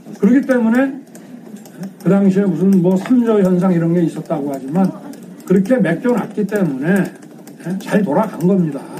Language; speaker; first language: Korean; native; Korean